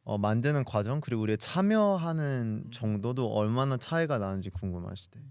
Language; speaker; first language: Korean; early bilingual, other home language; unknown